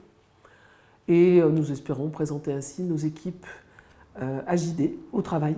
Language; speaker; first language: French; native; French